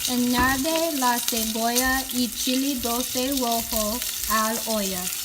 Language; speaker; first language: Spanish; non-native, learner; English